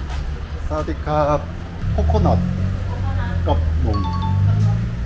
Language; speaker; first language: Thai; non-native, learner; Korean